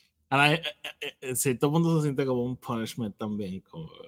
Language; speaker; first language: Spanish; native; Spanish